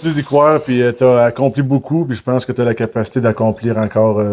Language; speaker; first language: French; native; French